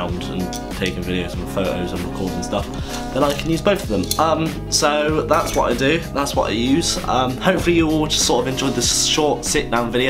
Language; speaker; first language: English; native; English